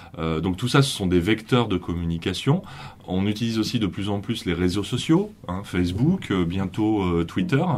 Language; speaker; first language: French; native; French